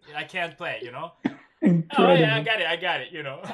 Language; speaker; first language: English; non-native, learner; Japanese